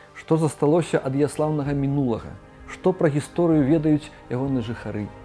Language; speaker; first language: Belarusian; native; Belarusian